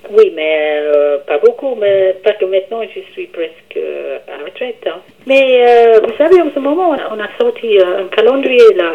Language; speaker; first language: French; non-native, fluent; English